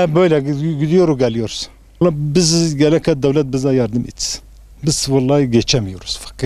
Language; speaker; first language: Turkish; non-native, local second language; Kurdish